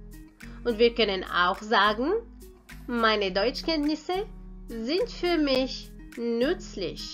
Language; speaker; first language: German; non-native, fluent; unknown